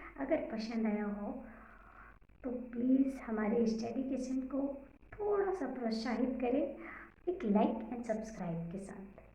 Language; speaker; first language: Hindi; native; Hindi